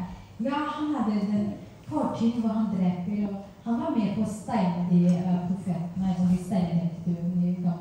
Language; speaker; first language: Norwegian; non-native, fluent; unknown